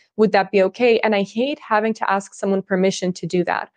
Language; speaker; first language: English; early bilingual, other home language; Russian